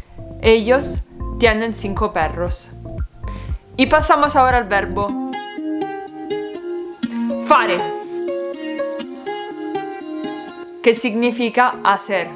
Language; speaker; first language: Spanish; non-native, fluent; Italian